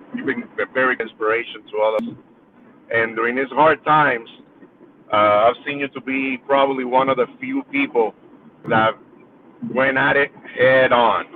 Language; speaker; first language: English; early bilingual, other home language; Spanish